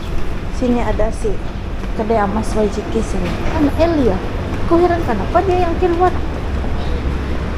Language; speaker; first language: Indonesian; non-native, learner; Filipino